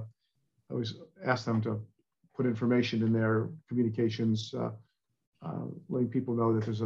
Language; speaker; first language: English; native; English